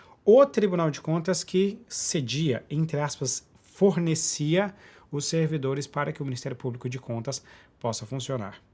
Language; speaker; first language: Portuguese; native; Portuguese